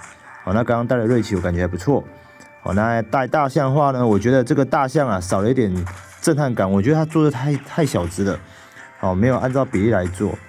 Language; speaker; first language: Chinese; native; Chinese